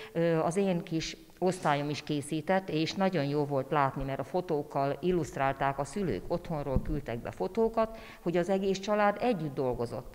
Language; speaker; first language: Hungarian; native; Hungarian